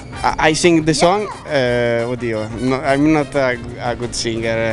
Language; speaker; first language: English; non-native, learner; Italian